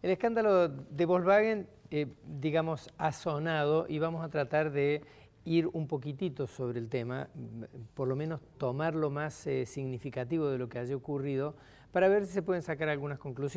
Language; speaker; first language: Spanish; native; Spanish